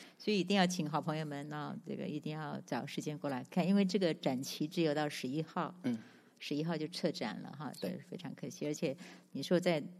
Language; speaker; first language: Chinese; non-native, local second language; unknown